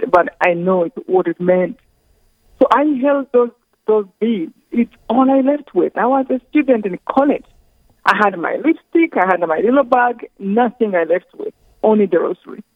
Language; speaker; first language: English; non-native, local second language; Kinyarwanda